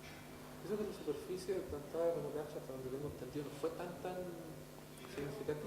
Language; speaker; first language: Spanish; native; Spanish